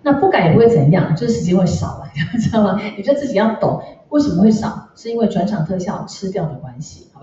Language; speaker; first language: Chinese; native; Chinese